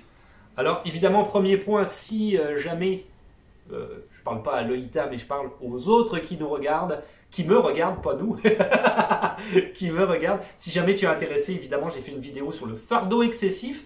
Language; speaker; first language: French; native; French